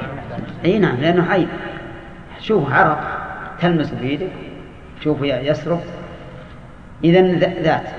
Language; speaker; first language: Arabic; native; Arabic